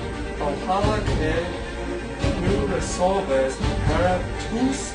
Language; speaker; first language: Spanish; non-native, learner; English